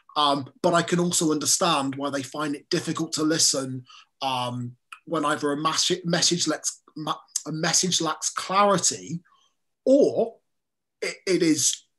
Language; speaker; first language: English; native; English